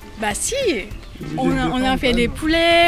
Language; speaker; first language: French; non-native, learner; Japanese